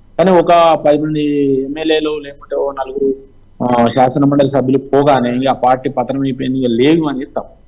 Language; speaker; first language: Telugu; native; Telugu